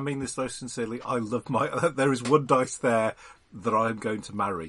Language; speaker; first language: English; native; English